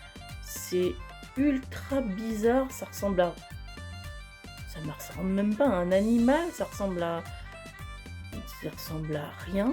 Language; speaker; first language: French; native; French